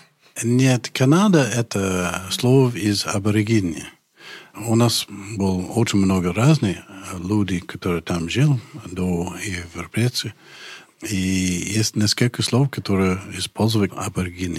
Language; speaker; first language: Russian; non-native, learner; English